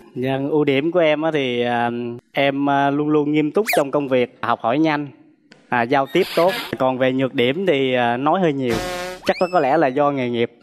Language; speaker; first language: Vietnamese; native; Vietnamese